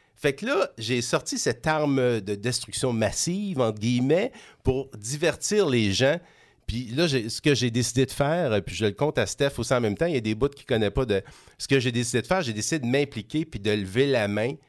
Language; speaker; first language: French; native; French